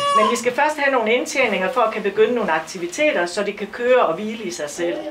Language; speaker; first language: Danish; native; Danish